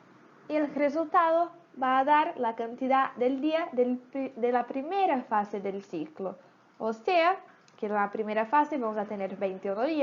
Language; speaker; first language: Spanish; native; Spanish